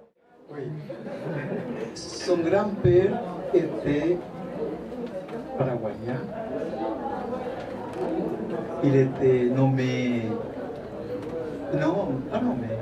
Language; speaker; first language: French; non-native, fluent; Spanish